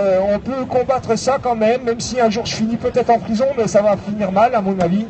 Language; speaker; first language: French; native; French